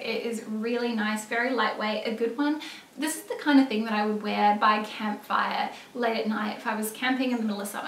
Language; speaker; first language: English; native; English